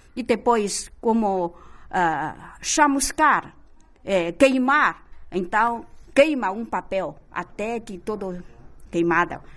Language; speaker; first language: Portuguese; non-native, fluent; Chinese